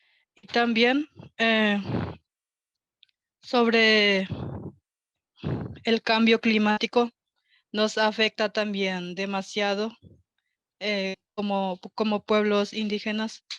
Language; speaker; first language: Spanish; non-native, local second language; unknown